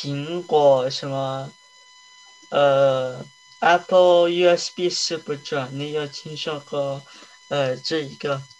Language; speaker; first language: Chinese; early bilingual, heritage; Chinese